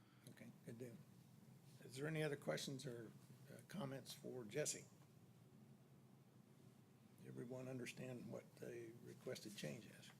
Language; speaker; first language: English; native; English